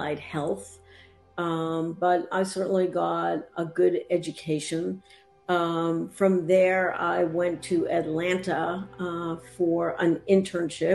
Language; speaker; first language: English; native; English